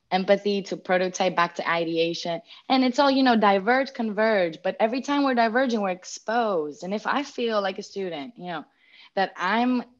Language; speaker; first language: English; non-native, fluent; Greek